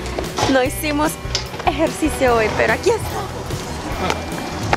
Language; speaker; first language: Spanish; native; Spanish